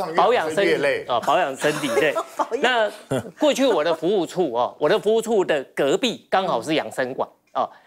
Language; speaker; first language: Chinese; native; Chinese